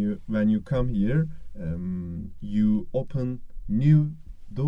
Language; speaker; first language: English; non-native, learner; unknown